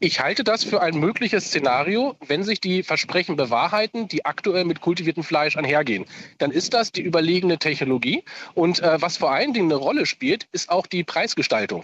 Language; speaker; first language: German; native; German